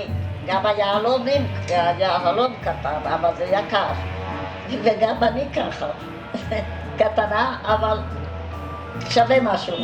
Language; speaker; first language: Hebrew; non-native, fluent; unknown